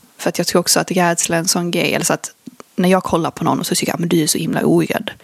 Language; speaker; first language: Swedish; early bilingual, other home language; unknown